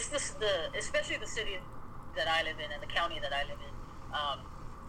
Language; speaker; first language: English; native; English